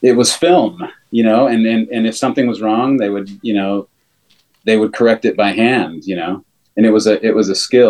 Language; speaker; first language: English; native; English